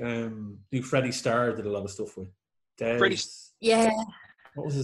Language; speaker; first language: English; native; English